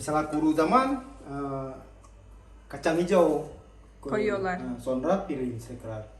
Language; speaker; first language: Turkish; non-native, learner; Indonesian